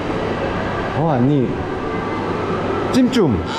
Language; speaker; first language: Thai; non-native, learner; Korean